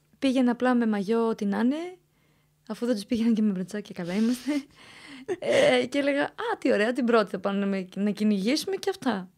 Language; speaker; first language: Greek; early bilingual, other home language; Romanian